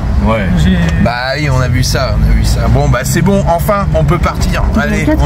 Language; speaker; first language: French; native; French